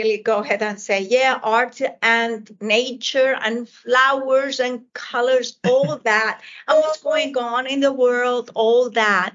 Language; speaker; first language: English; non-native, fluent; Persian